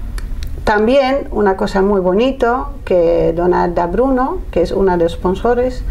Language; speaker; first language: Spanish; non-native, learner; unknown